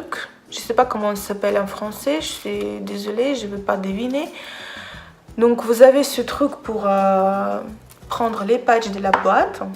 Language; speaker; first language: French; non-native, fluent; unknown